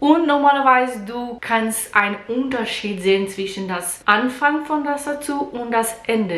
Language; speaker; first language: German; non-native, learner; Portuguese